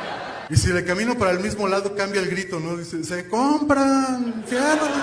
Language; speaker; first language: Spanish; native; Spanish